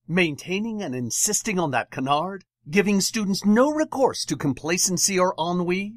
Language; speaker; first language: English; native; English